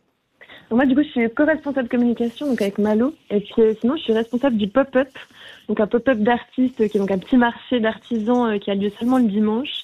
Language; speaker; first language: French; native; French